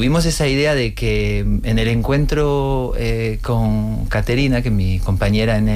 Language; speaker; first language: Spanish; non-native, fluent; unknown